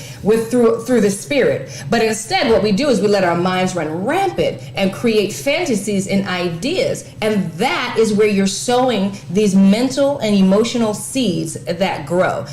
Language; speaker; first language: English; native; English